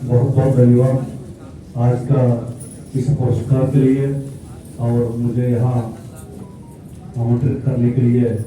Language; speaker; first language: Hindi; non-native, local second language; Telugu